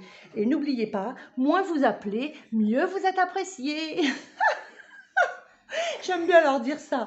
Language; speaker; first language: French; native; French